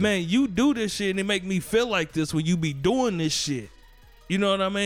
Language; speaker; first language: English; native; English